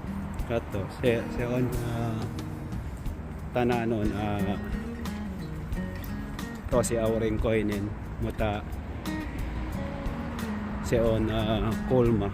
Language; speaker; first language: Finnish; non-native, learner; Filipino